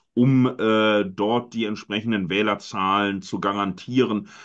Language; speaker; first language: German; native; German